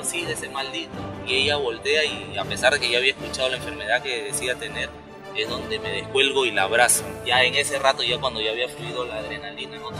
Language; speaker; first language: Spanish; native; Spanish